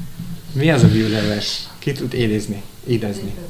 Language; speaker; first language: Hungarian; non-native, fluent; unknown